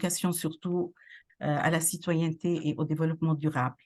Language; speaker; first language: French; non-native, local second language; Arabic